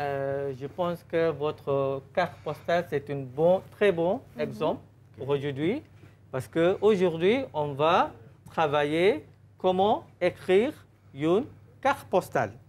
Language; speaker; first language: French; non-native, fluent; Malay